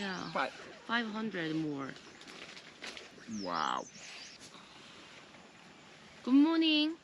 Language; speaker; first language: English; non-native, learner; Korean